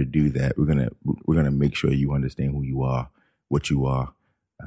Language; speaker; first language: English; native; English